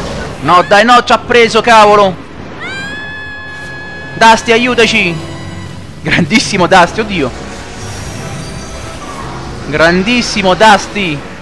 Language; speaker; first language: Italian; native; Italian